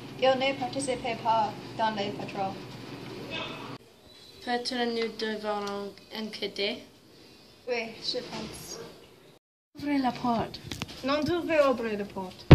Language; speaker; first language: French; non-native, learner; English